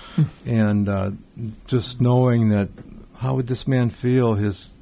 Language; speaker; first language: English; native; English